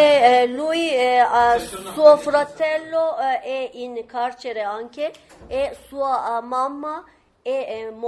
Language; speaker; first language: Italian; non-native, learner; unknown